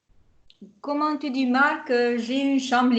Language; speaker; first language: French; non-native, fluent; Hungarian